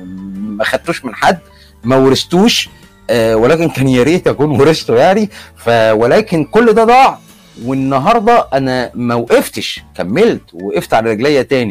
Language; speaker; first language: Arabic; native; Arabic